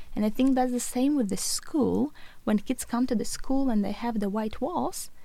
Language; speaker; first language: English; non-native, fluent; Latvian